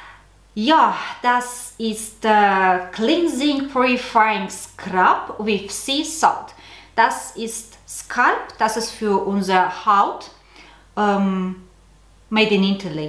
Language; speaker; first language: German; non-native, learner; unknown